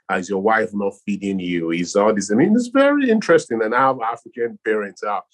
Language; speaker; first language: English; non-native, local second language; Yoruba